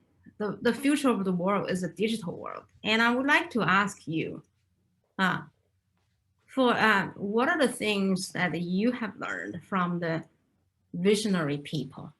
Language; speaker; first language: English; non-native, fluent; Chinese